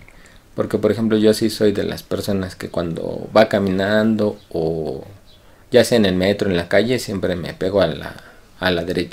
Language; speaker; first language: Spanish; native; Spanish